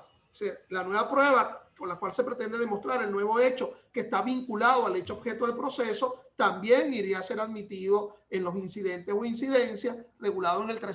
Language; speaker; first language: Spanish; native; Spanish